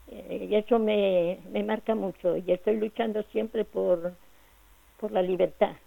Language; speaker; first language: Spanish; native; Spanish